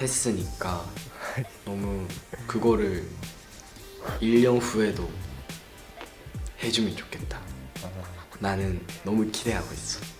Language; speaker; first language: Korean; non-native, learner; Japanese